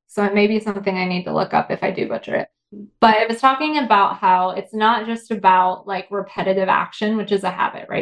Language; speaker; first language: English; native; English